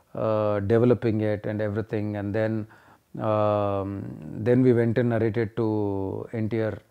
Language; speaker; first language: English; non-native, local second language; Telugu